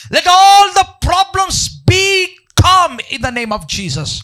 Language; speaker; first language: English; non-native, local second language; Telugu